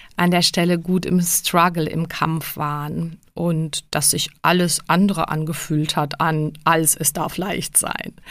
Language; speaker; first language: German; early bilingual, other home language; Czech